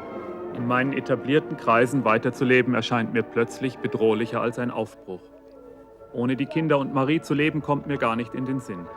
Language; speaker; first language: German; native; German